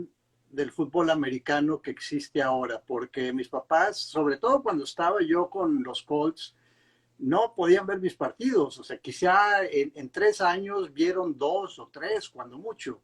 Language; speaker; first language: Spanish; native; Spanish